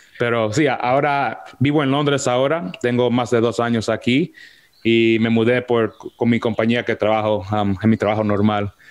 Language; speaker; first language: Spanish; early bilingual, heritage; Spanish